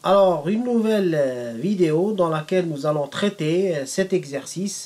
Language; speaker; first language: French; non-native, local second language; Arabic